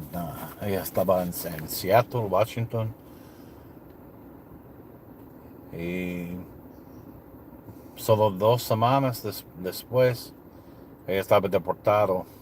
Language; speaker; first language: Spanish; non-native, learner; English